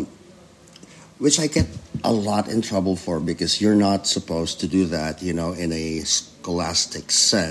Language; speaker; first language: English; non-native, local second language; Filipino